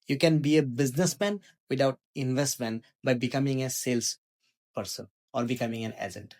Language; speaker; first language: English; non-native, local second language; Assamese